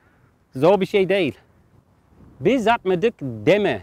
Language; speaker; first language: Turkish; non-native, learner; English